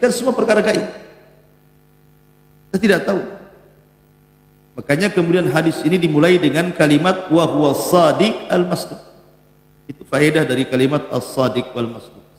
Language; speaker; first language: Indonesian; native; Indonesian